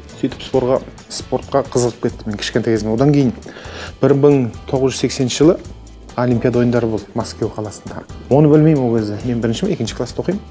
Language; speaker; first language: Kazakh; non-native, local second language; Karachay-Balkar